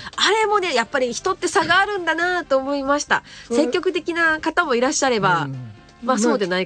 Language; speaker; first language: Japanese; native; Japanese